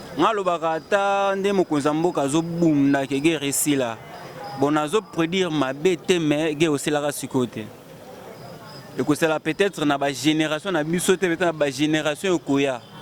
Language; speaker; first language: Lingala; non-native, local second language; Luba-Lulua